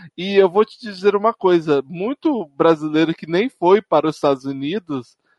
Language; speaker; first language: Portuguese; native; Portuguese